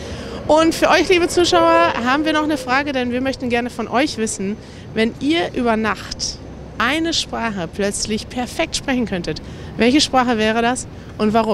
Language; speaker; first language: German; native; German